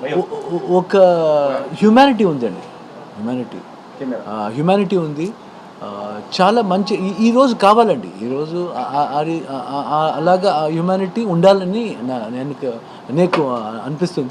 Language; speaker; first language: Telugu; non-native, learner; Kannada